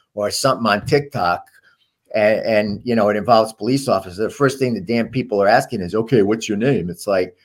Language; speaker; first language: English; native; English